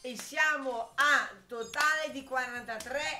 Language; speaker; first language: Italian; native; Italian